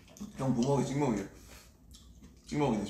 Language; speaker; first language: Korean; native; Korean